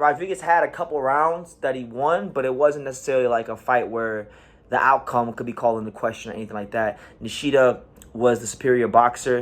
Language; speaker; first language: English; native; English